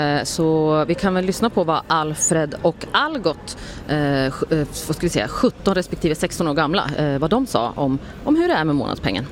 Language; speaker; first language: Swedish; native; Swedish